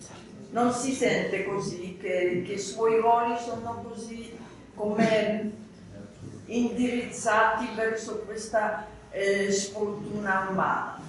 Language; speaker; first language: Italian; non-native, fluent; Polish